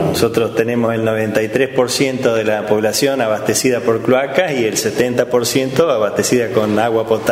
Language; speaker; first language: Spanish; native; Spanish